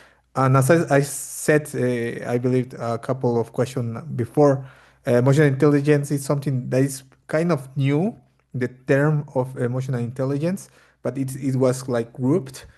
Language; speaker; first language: English; non-native, fluent; Spanish